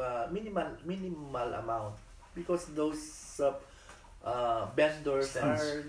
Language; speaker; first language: English; non-native, local second language; Iloko